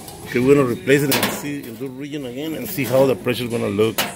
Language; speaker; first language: English; non-native, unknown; Spanish